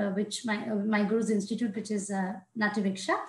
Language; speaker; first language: English; non-native, local second language; Hindi